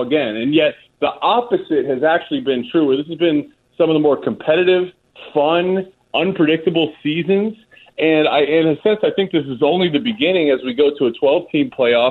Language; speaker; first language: English; native; English